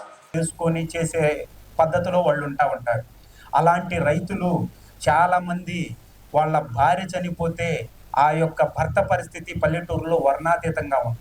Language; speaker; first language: Telugu; native; Telugu